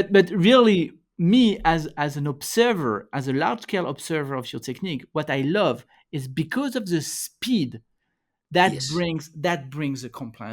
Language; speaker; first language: English; non-native, fluent; French